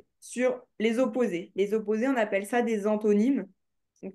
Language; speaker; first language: French; native; French